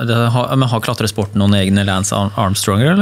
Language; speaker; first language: Norwegian; native; Norwegian